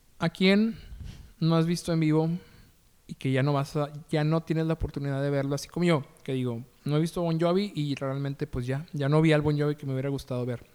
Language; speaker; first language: Spanish; native; Spanish